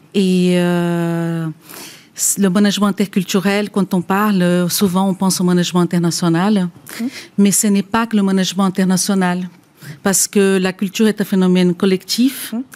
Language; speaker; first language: French; non-native, fluent; Portuguese